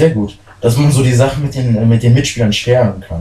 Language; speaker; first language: German; native; German